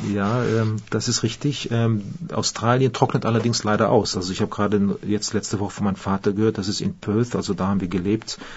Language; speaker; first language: German; non-native, fluent; English